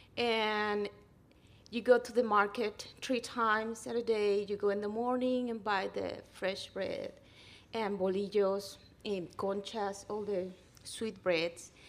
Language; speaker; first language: English; non-native, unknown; Spanish